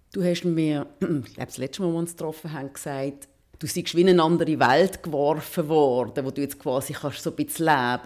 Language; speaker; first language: German; native; German